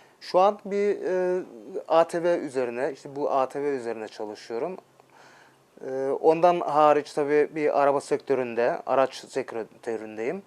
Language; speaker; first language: Turkish; early bilingual, heritage; Turkish